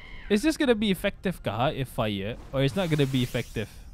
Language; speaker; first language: English; non-native, local second language; Malay